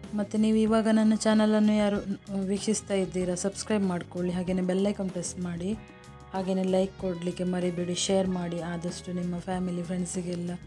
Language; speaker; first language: Kannada; non-native, local second language; Konkani